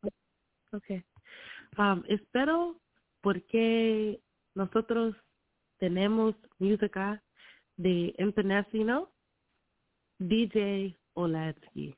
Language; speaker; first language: Spanish; non-native, learner; English